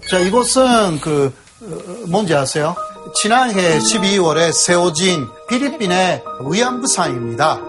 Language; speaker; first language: Korean; non-native, fluent; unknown